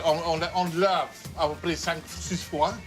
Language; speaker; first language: French; non-native, fluent; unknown